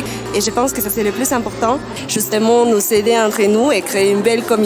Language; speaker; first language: French; non-native, fluent; Spanish